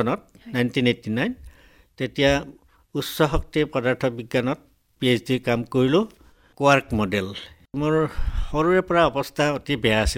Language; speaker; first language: Assamese; native; Assamese